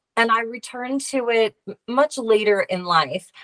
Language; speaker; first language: English; native; English